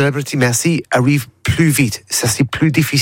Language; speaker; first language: French; non-native, learner; English